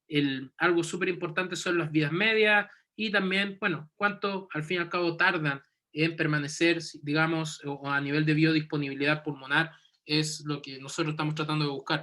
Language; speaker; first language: Spanish; native; Spanish